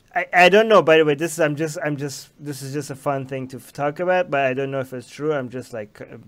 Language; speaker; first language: English; non-native, fluent; Persian